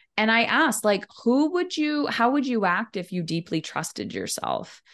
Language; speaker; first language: English; native; English